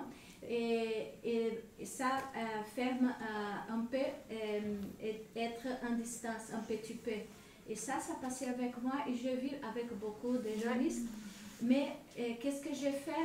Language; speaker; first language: French; non-native, learner; Spanish